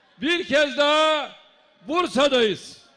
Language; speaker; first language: Turkish; native; Turkish